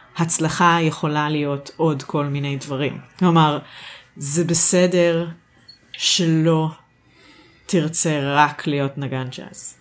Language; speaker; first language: Hebrew; native; Hebrew